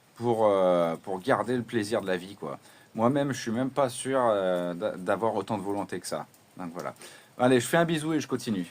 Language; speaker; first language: French; native; French